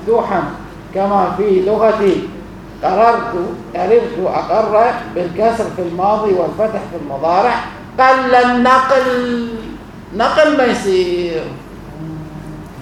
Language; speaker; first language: Arabic; native; Arabic